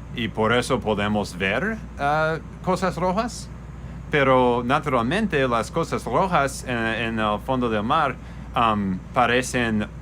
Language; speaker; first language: Spanish; non-native, learner; English